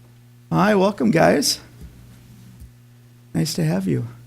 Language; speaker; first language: English; native; English